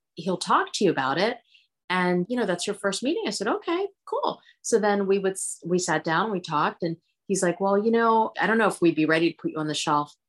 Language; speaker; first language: English; early bilingual, other home language; Hindi